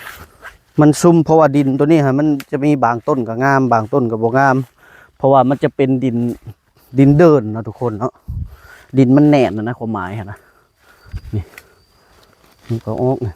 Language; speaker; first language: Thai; non-native, local second language; Lao